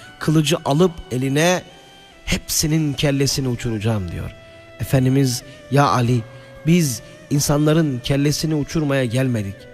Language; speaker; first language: Turkish; native; Turkish